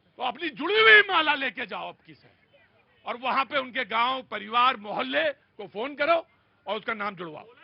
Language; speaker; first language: Hindi; native; Hindi